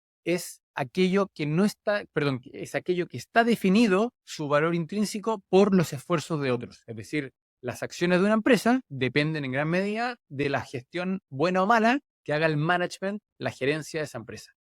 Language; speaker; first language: Spanish; native; Spanish